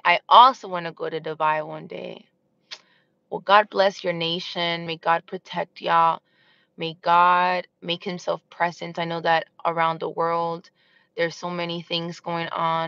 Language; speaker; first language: English; native; English